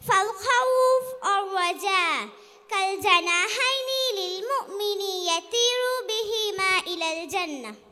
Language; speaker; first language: Arabic; non-native, learner; Bangla